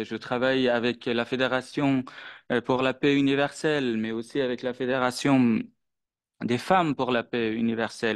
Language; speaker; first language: French; non-native, fluent; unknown